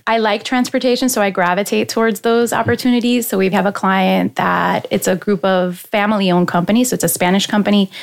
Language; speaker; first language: English; native; English